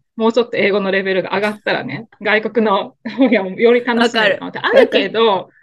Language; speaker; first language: Japanese; native; Japanese